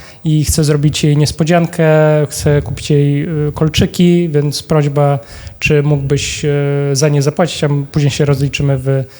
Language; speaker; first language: Polish; native; Polish